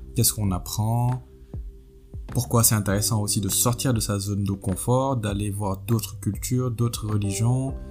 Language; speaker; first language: French; non-native, local second language; Wolof